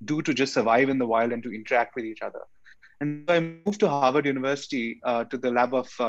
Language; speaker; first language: English; non-native, local second language; Hindi